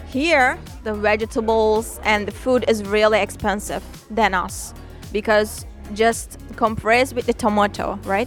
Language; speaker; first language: English; non-native, learner; Turkish